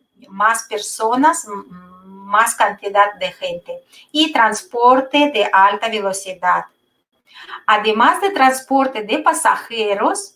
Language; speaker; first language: Spanish; non-native, fluent; Russian